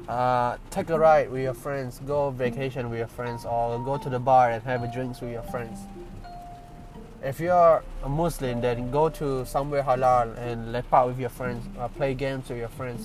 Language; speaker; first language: English; non-native, local second language; Malay